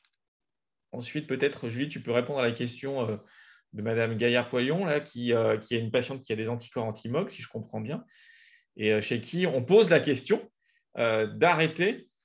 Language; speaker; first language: French; native; French